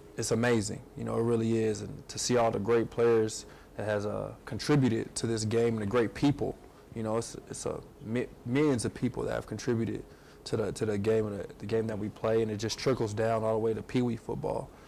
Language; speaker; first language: English; native; English